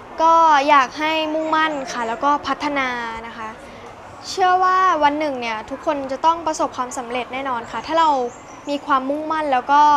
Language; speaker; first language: Thai; native; Thai